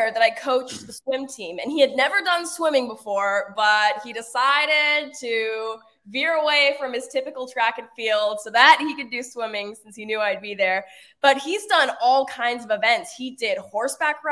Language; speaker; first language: English; native; English